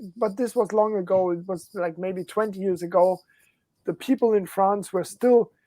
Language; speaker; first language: English; non-native, fluent; German